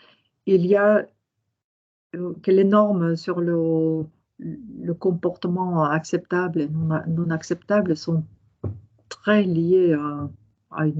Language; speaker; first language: French; non-native, fluent; Norwegian